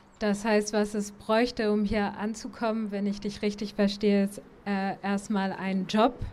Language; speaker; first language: German; native; German